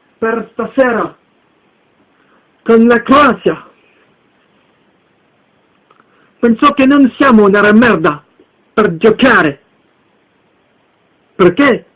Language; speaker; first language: Italian; early bilingual, heritage; French